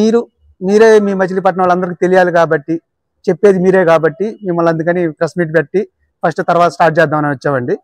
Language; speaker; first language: Telugu; native; Telugu